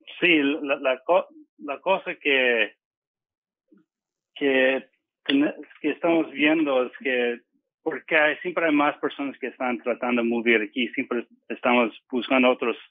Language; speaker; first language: Spanish; non-native, fluent; English